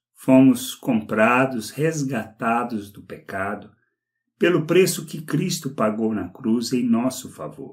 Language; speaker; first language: Portuguese; native; Portuguese